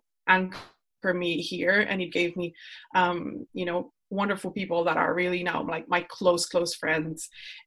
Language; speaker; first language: English; non-native, fluent; Spanish